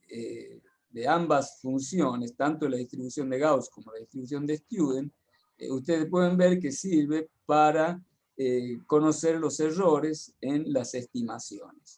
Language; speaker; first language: Spanish; native; Spanish